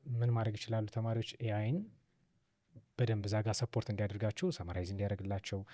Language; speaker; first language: Amharic; native; Amharic